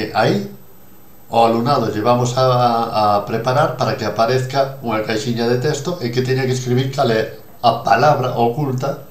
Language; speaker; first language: Spanish; non-native, local second language; Galician